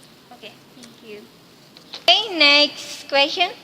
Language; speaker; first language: English; non-native, learner; Indonesian